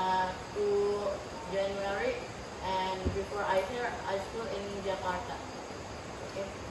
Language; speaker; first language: English; non-native, learner; Indonesian